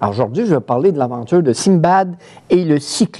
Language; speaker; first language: French; native; French